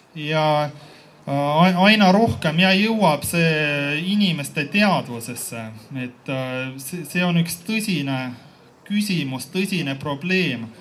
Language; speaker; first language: Estonian; native; Estonian